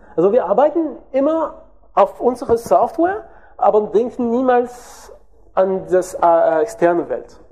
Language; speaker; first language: German; non-native, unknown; French